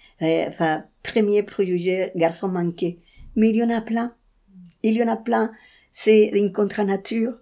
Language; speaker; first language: French; non-native, fluent; Spanish